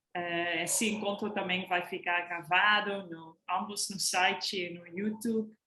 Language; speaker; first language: Portuguese; non-native, fluent; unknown